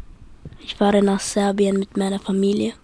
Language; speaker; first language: German; early bilingual, other home language; Serbian